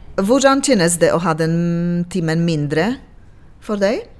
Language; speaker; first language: Norwegian; non-native, local second language; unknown